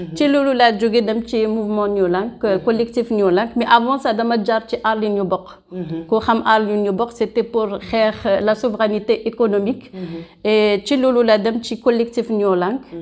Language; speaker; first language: Wolof; non-native, fluent; French